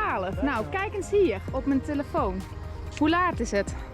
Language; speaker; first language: Dutch; native; Dutch